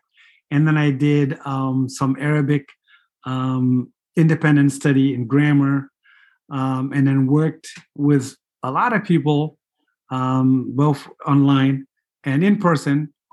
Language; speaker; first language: English; non-native, fluent; Fula